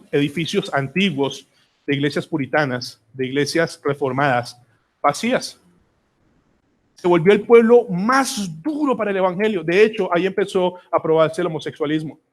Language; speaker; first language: Spanish; native; Spanish